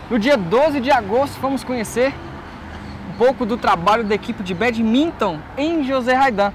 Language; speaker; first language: Portuguese; native; Portuguese